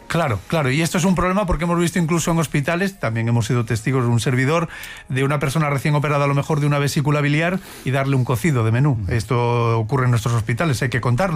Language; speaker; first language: Spanish; native; Spanish